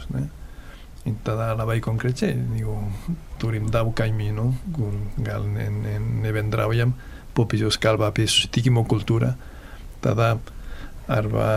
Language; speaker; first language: Lithuanian; non-native, fluent; Catalan